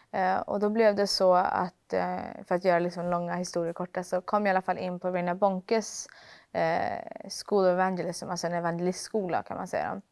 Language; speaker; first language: Swedish; native; Swedish